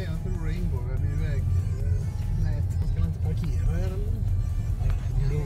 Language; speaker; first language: Swedish; native; Swedish